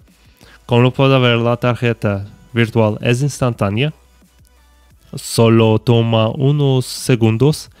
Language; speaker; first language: Spanish; non-native, fluent; Portuguese